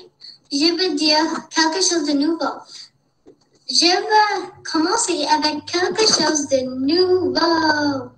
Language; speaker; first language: French; non-native, learner; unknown